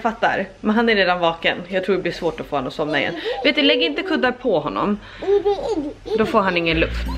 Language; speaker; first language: Swedish; native; Swedish